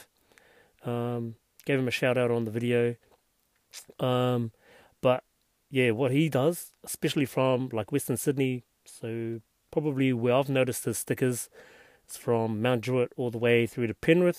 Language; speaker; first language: English; native; English